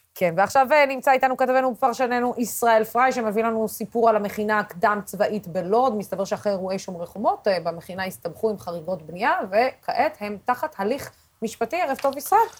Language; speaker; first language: Hebrew; non-native, local second language; Arabic